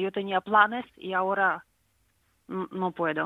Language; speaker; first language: Spanish; non-native, fluent; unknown